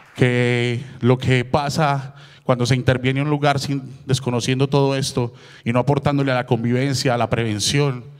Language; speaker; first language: Spanish; native; Spanish